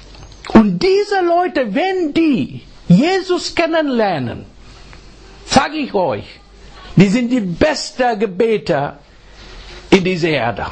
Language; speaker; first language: German; non-native, fluent; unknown